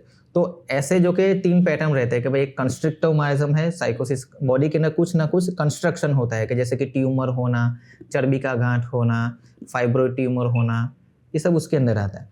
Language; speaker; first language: Hindi; non-native, local second language; Gujarati